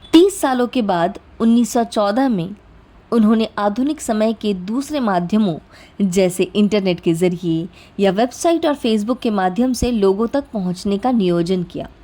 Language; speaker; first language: Hindi; native; Hindi